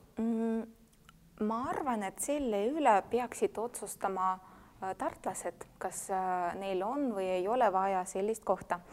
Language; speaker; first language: Estonian; non-native, fluent; Russian